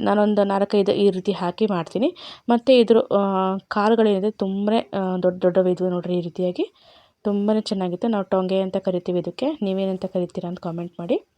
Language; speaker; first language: Kannada; non-native, local second language; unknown